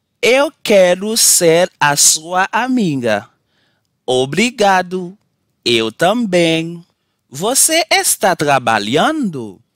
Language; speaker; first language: Portuguese; non-native, learner; Haitian Creole